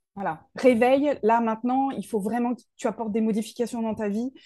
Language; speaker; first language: French; native; French